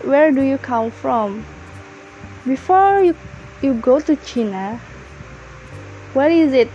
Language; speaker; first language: English; non-native, learner; Indonesian